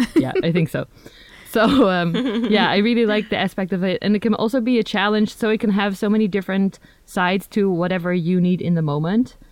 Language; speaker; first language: English; non-native, fluent; Dutch